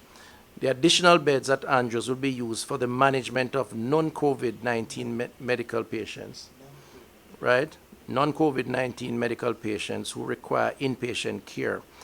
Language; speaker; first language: English; native; English